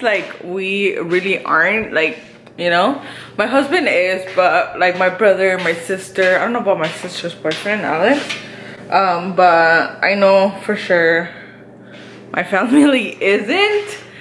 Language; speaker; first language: English; early bilingual, other home language; Spanish